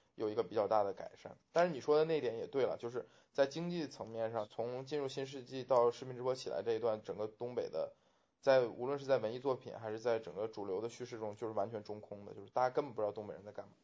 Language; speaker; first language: Chinese; native; Chinese